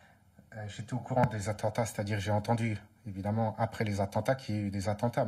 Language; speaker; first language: French; native; French